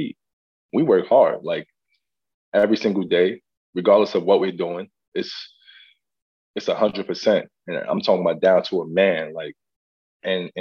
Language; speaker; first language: English; native; English